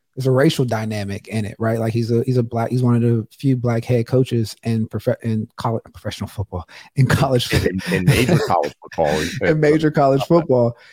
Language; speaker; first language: English; native; English